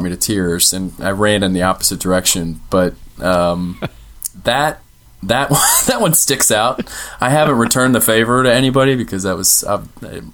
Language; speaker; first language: English; native; English